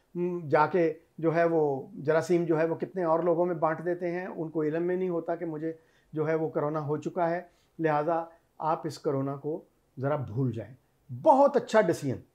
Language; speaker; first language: Urdu; non-native, local second language; Punjabi